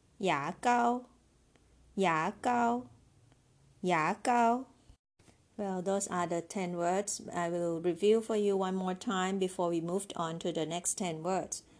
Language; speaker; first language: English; non-native, fluent; Chinese